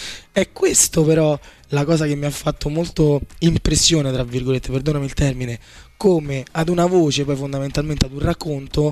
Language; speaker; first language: Italian; native; Italian